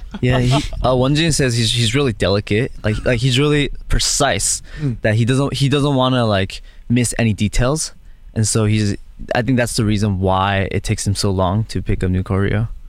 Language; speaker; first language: English; early bilingual, other home language; Korean